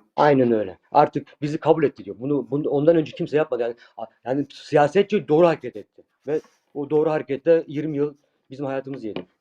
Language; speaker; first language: Turkish; early bilingual, heritage; Turkish